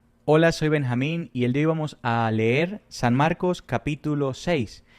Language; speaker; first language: Spanish; native; Spanish